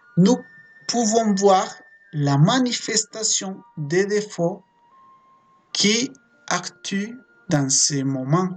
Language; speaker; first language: French; non-native, fluent; Spanish